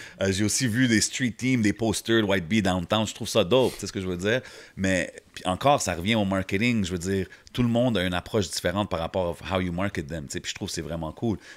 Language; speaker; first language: French; native; French